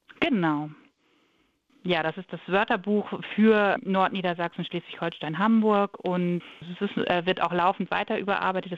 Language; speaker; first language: German; native; German